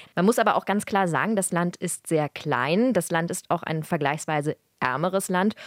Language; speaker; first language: German; native; German